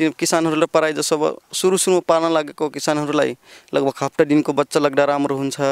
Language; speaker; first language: Nepali; non-native, local second language; Rana Tharu